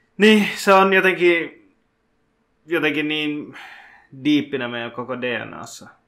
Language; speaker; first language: Finnish; early bilingual, other home language; Bangla